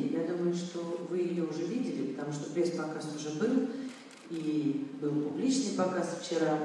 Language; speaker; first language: Russian; native; Russian